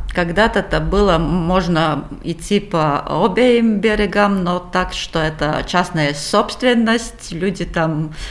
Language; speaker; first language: Russian; non-native, local second language; Latvian